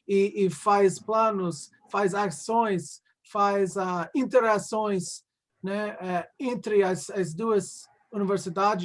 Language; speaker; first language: Portuguese; non-native, learner; English